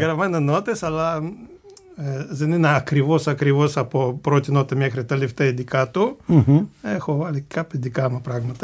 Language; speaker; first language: Greek; non-native, fluent; Russian